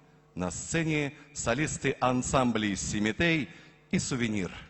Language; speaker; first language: Russian; native; Russian